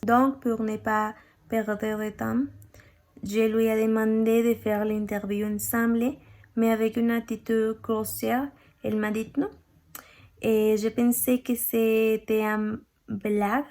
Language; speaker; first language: French; non-native, learner; Spanish